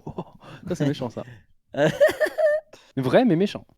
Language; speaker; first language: French; native; French